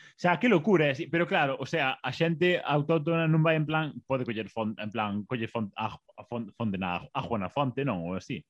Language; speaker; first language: Galician; non-native, local second language; Spanish